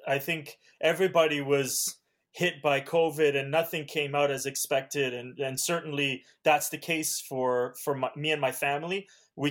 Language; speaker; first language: English; early bilingual, other home language; Hungarian